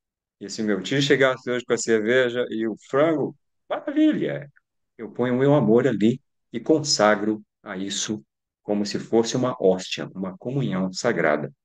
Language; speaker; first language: Portuguese; native; Portuguese